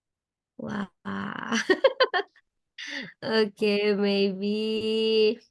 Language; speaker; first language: English; non-native, learner; Indonesian